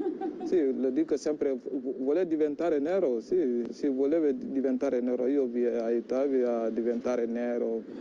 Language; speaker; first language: Italian; non-native, learner; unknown